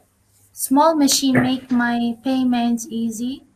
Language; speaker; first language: English; non-native, learner; Arabic